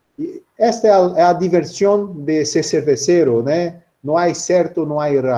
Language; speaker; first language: Spanish; non-native, learner; Portuguese